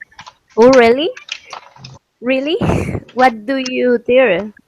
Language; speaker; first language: English; non-native, learner; Spanish